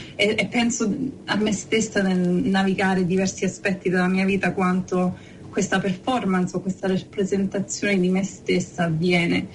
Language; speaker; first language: Italian; early bilingual, heritage; English